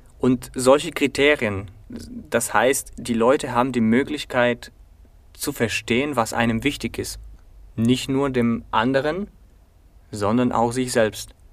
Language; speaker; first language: German; non-native, fluent; Bulgarian